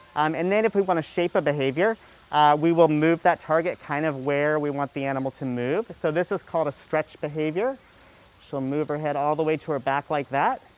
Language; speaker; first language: English; native; English